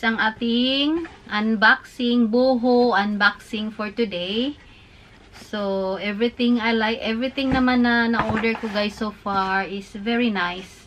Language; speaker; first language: English; non-native, local second language; Filipino